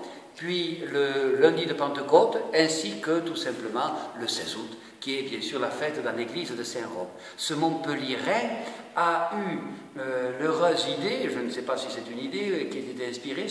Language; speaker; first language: French; native; French